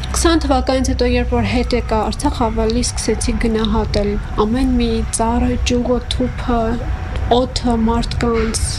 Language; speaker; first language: Armenian; native; Armenian